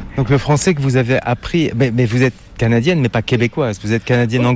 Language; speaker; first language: French; native; French